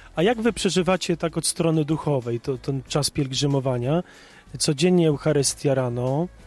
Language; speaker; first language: Polish; native; Polish